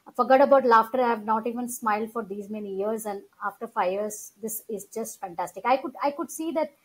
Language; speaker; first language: English; non-native, local second language; Gujarati